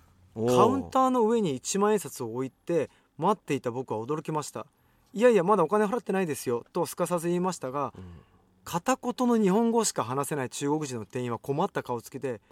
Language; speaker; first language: Japanese; native; Japanese